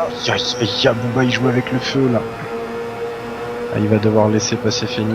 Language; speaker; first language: French; native; French